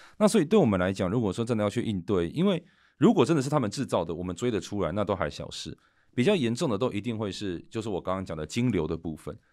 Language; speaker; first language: Chinese; native; Chinese